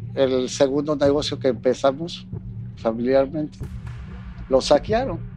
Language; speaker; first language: Spanish; native; Spanish